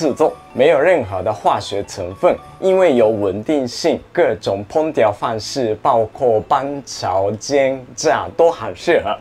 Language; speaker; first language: Chinese; non-native, fluent; Japanese